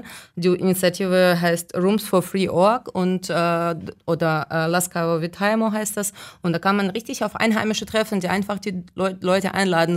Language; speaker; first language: German; non-native, fluent; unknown